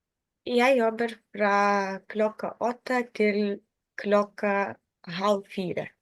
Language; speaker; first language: Norwegian; non-native, learner; Lithuanian